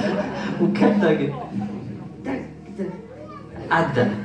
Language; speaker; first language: French; native; French